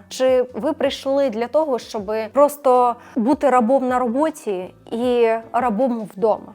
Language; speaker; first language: Ukrainian; non-native, local second language; Russian